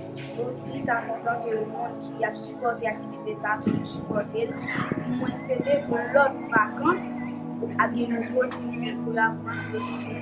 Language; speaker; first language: French; non-native, local second language; Haitian Creole